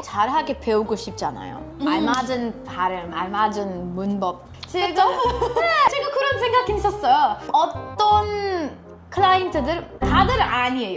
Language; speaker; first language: Korean; non-native, fluent; English